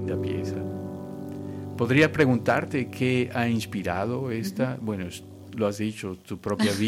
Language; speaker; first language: Spanish; native; Spanish